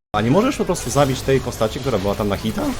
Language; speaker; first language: Polish; native; Polish